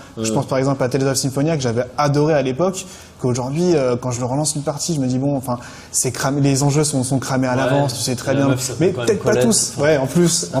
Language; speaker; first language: French; native; French